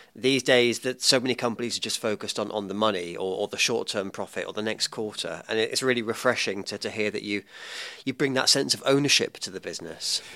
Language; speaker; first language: English; native; English